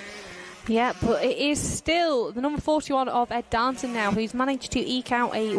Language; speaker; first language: English; native; English